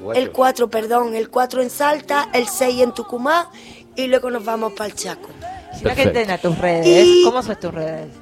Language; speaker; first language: Spanish; native; Spanish